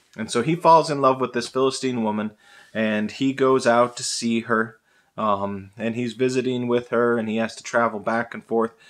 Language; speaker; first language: English; native; English